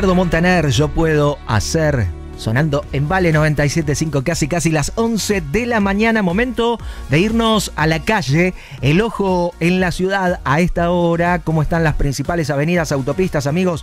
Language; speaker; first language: Spanish; native; Spanish